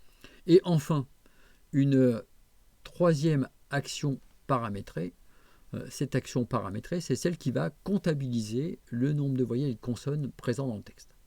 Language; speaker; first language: French; native; French